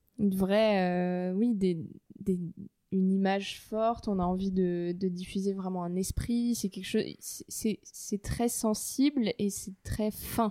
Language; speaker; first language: French; native; French